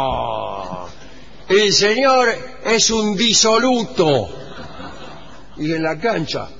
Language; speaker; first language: Spanish; native; Spanish